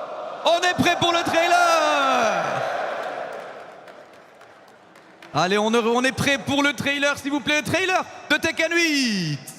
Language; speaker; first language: French; native; French